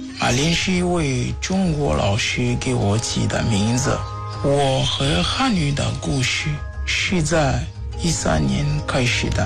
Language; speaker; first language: Chinese; non-native, fluent; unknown